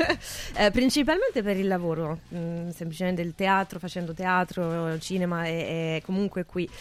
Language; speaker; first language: Italian; non-native, fluent; French